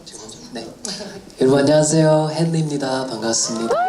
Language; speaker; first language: Korean; non-native, fluent; English